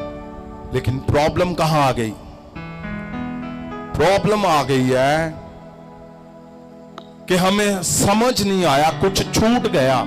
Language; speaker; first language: Hindi; non-native, local second language; Punjabi